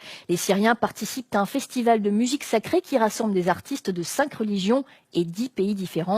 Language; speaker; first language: French; native; French